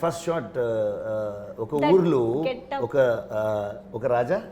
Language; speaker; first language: Telugu; non-native, learner; Kannada